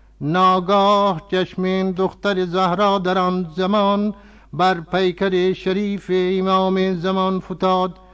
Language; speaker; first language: Persian; non-native, fluent; Urdu